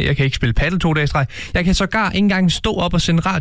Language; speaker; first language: Danish; native; Danish